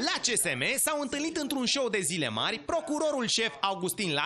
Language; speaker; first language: Romanian; native; Romanian